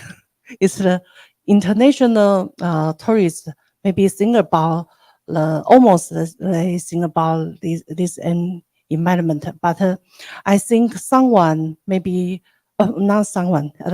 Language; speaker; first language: English; non-native, learner; Chinese